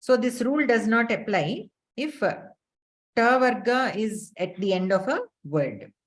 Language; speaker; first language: English; non-native, local second language; Telugu